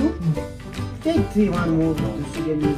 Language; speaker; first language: English; non-native, local second language; Kashmiri